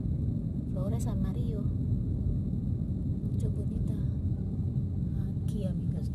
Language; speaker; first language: Spanish; non-native, learner; Indonesian